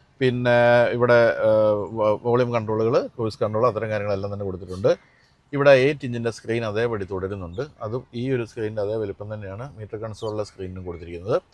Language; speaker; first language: Malayalam; native; Malayalam